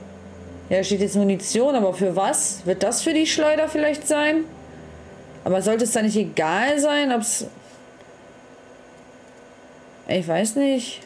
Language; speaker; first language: German; native; German